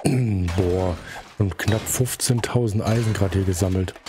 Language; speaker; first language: German; native; German